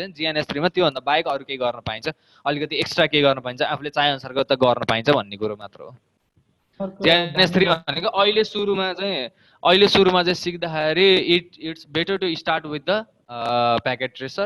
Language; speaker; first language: Nepali; native; Nepali